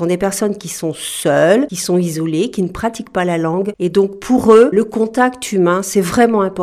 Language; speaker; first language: French; native; French